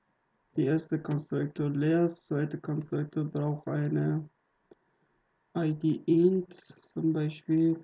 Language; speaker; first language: German; non-native, learner; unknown